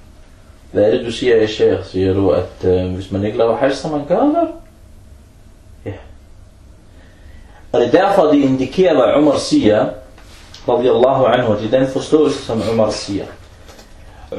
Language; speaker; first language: Danish; early bilingual, other home language; Arabic